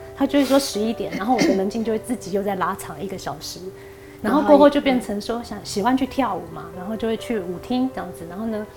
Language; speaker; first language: Chinese; early bilingual, heritage; Spanish